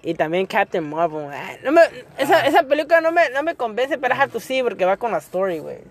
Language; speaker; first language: Spanish; early bilingual, heritage; Spanish